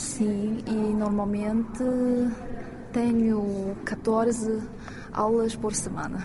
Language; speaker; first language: Portuguese; non-native, fluent; Chinese